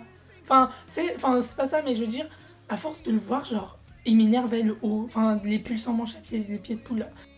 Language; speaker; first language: French; native; French